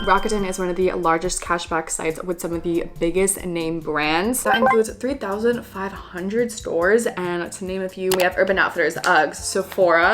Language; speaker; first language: English; native; English